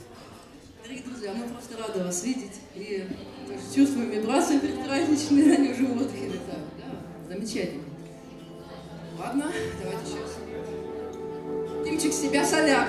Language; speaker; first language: Russian; native; Russian